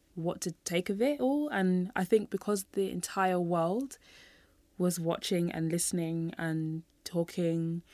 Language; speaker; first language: English; native; English